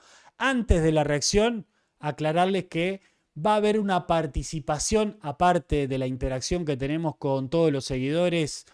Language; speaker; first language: Spanish; native; Spanish